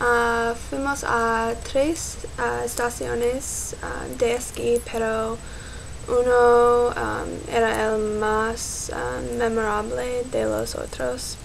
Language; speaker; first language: Spanish; non-native, learner; English